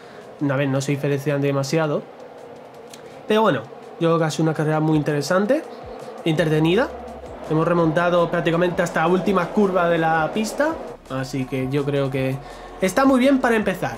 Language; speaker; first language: Spanish; native; Spanish